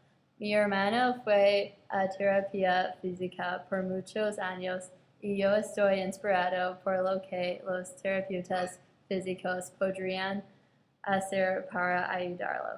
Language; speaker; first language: Spanish; non-native, learner; English